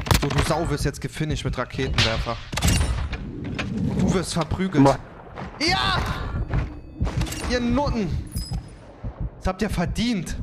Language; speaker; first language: German; native; German